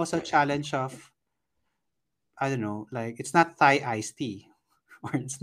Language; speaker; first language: English; non-native, local second language; Filipino